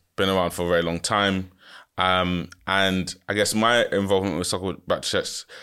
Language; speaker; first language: English; early bilingual, other home language; Yoruba